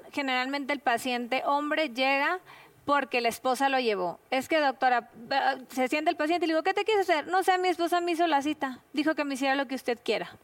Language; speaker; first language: Spanish; native; Spanish